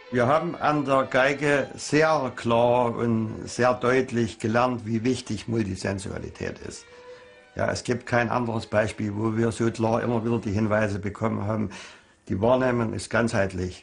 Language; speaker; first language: German; native; German